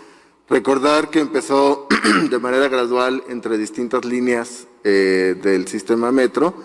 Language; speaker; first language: Spanish; native; Spanish